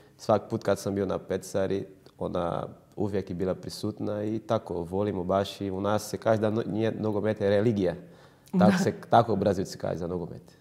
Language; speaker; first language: Croatian; non-native, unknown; Portuguese